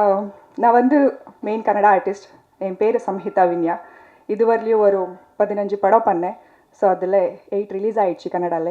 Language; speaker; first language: Tamil; non-native, learner; Kannada